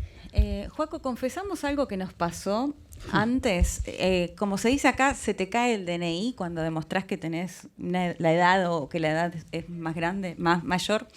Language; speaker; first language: Spanish; native; Spanish